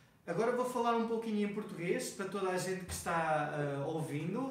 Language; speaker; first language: Portuguese; non-native, fluent; Spanish